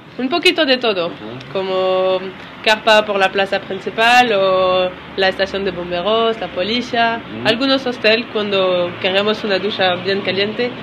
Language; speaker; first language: Spanish; non-native, learner; French